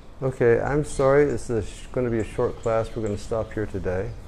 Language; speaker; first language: English; native; English